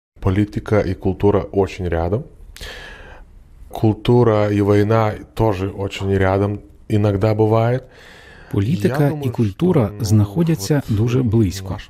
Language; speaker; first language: Ukrainian; non-native, fluent; Lithuanian